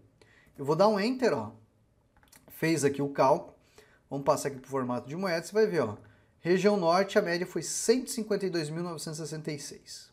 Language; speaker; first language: Portuguese; native; Portuguese